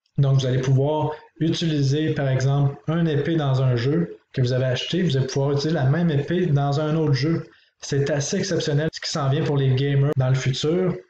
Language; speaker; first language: French; native; French